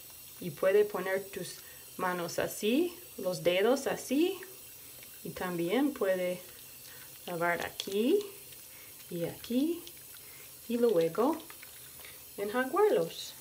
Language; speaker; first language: Spanish; non-native, learner; English